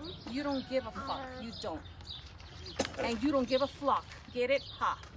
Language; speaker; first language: English; early bilingual, other home language; Spanish